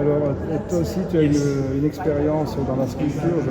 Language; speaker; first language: French; native; French